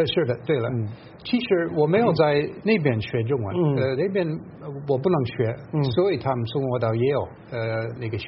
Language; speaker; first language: Chinese; non-native, fluent; English